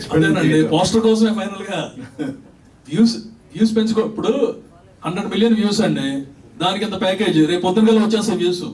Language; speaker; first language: Telugu; native; Telugu